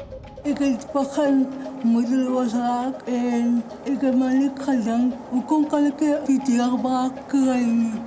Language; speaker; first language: Dutch; non-native, learner; Afrikaans